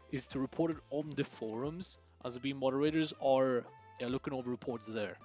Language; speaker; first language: English; non-native, fluent; Swedish